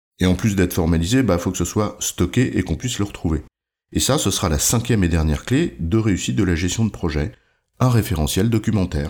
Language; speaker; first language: French; native; French